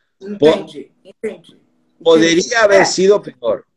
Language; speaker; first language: Portuguese; non-native, learner; Spanish